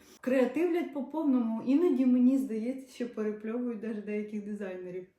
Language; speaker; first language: Ukrainian; non-native, local second language; Russian